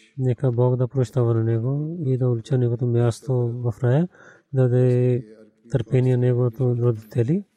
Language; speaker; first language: Bulgarian; non-native, learner; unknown